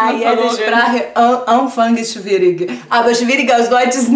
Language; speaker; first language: German; non-native, fluent; Portuguese